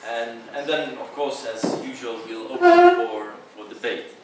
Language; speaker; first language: English; non-native, fluent; Lithuanian